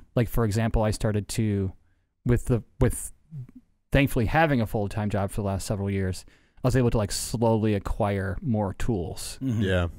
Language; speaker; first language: English; native; English